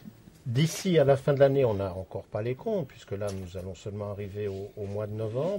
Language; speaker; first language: French; native; French